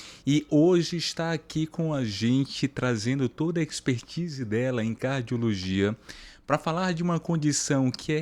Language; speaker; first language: Portuguese; native; Portuguese